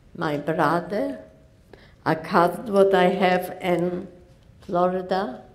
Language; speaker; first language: English; non-native, learner; Polish